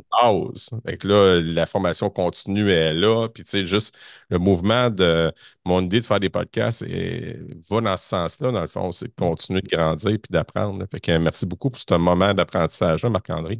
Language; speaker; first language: French; native; French